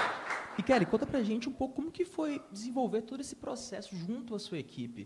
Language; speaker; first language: Portuguese; native; Portuguese